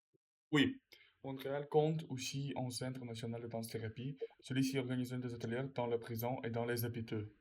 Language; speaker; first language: French; non-native, learner; Russian